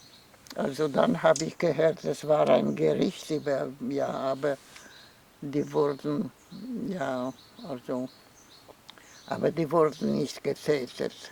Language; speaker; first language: German; non-native, fluent; Polish